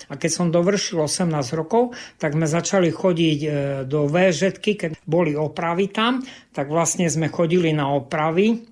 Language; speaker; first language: Slovak; non-native, local second language; Rusyn